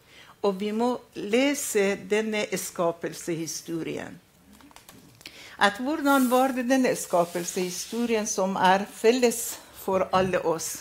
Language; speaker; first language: Norwegian; non-native, fluent; Arabic